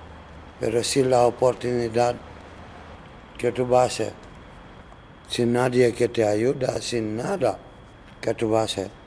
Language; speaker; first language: Spanish; non-native, learner; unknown